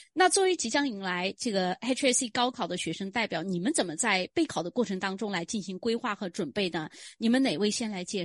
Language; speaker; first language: Chinese; native; Chinese